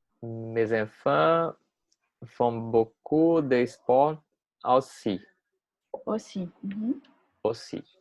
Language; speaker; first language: French; non-native, learner; Portuguese